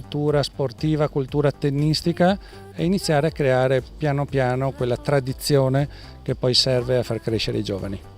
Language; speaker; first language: Italian; native; Italian